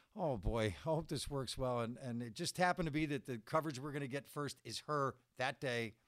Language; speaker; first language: English; native; English